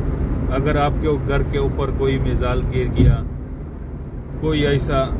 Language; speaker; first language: Hindi; non-native, local second language; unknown